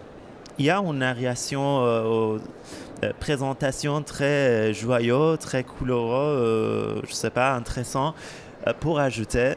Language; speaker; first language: French; non-native, fluent; Persian